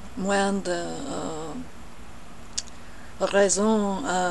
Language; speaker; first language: French; non-native, learner; English